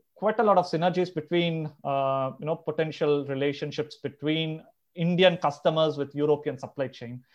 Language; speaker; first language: English; non-native, local second language; Telugu